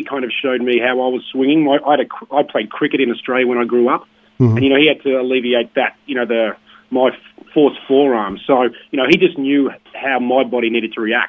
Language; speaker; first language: English; native; English